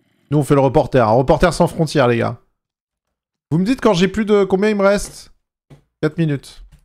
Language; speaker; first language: French; native; French